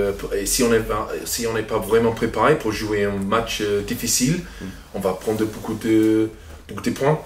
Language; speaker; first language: French; non-native, fluent; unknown